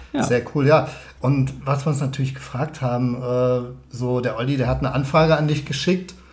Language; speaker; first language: German; native; German